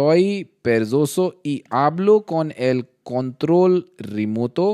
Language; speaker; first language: Spanish; non-native, learner; Hindi